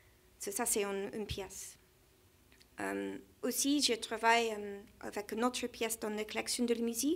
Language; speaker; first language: French; non-native, learner; English